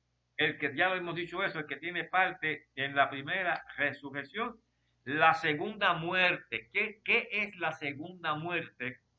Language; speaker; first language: Spanish; native; Spanish